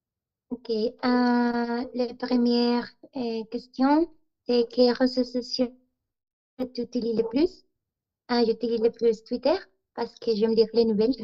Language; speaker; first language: French; non-native, learner; Spanish